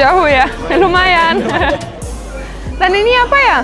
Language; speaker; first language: Indonesian; non-native, fluent; Romanian